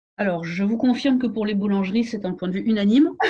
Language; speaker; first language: French; native; French